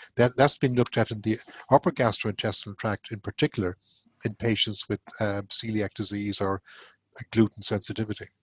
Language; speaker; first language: English; native; English